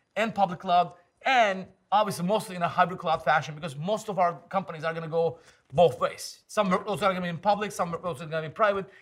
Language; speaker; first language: English; non-native, fluent; Turkish